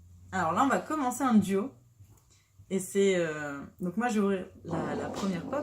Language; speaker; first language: French; native; French